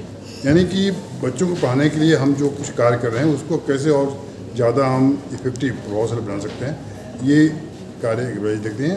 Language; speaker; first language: Hindi; native; Hindi